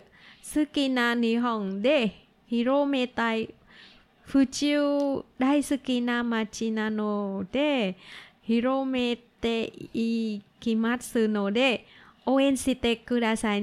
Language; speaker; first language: Japanese; non-native, learner; Vietnamese